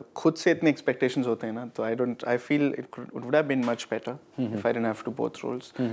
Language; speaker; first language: Hindi; native; Hindi